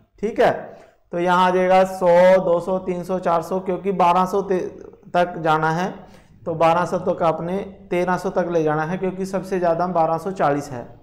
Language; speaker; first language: Hindi; native; Hindi